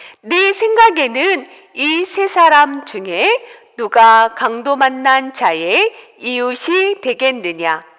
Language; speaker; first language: Korean; native; Korean